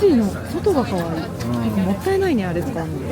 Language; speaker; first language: Japanese; native; Japanese